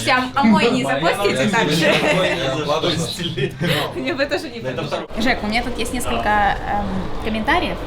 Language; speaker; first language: Russian; native; Russian